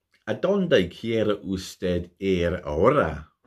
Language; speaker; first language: Spanish; non-native, learner; English